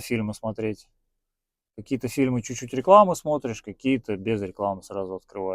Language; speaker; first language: Russian; native; Russian